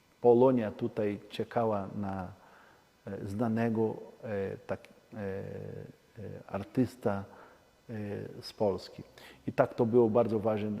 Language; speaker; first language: Polish; non-native, learner; Portuguese